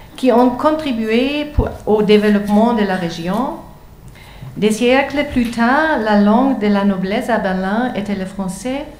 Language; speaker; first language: French; non-native, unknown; German